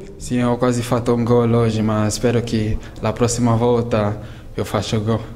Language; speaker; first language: Italian; non-native, learner; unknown